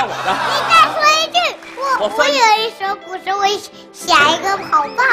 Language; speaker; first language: Chinese; native; Chinese